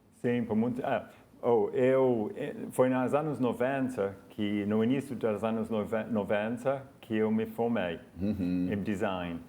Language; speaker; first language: Portuguese; non-native, fluent; English